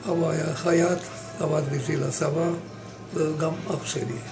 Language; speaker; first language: Hebrew; non-native, fluent; Romanian